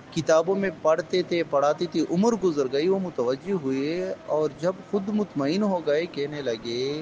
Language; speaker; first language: Urdu; native; Urdu